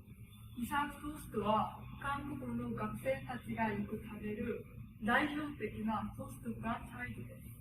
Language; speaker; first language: Japanese; non-native, learner; Korean